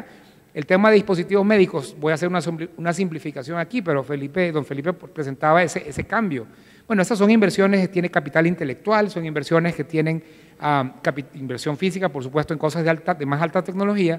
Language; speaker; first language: Spanish; native; Spanish